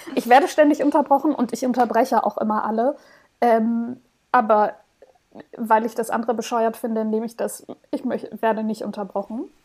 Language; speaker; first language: German; early bilingual, heritage; German